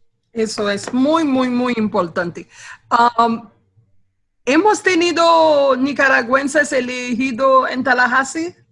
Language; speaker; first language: Spanish; non-native, fluent; Haitian Creole